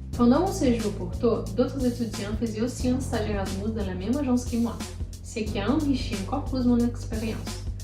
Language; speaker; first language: French; non-native, fluent; Portuguese